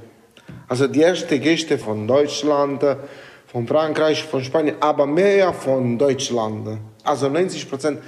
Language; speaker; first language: German; non-native, fluent; Italian